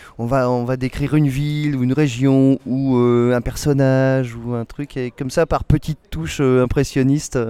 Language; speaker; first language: French; native; French